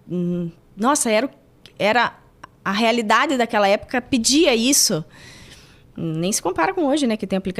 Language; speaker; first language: Portuguese; native; Portuguese